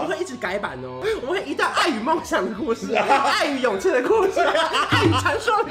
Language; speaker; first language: Chinese; native; Chinese